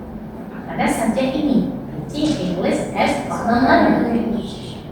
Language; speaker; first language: English; non-native, learner; Indonesian